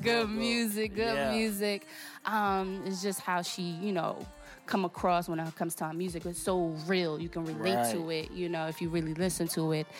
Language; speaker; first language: English; non-native, fluent; Portuguese